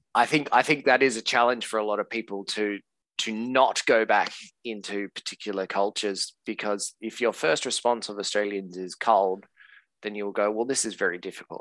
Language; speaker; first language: English; native; English